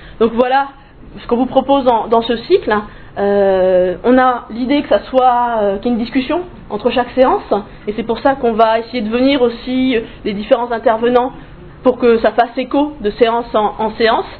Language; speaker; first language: French; native; French